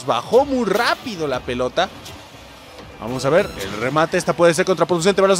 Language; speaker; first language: Spanish; native; Spanish